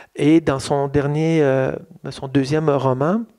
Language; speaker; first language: French; native; French